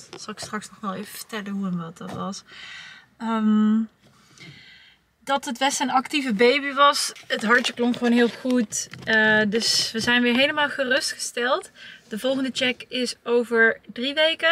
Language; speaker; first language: Dutch; native; Dutch